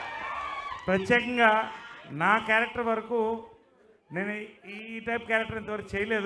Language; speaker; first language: Telugu; native; Telugu